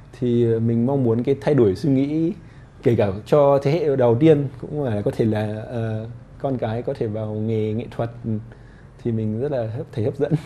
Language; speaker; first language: Vietnamese; early bilingual, heritage; Vietnamese